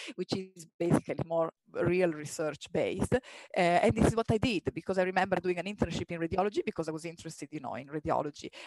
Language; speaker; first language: English; non-native, fluent; Italian